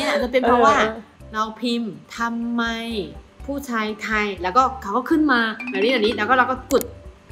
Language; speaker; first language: Thai; non-native, fluent; Chinese